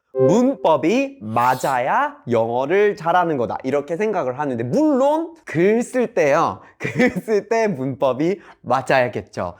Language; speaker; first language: Korean; non-native, fluent; English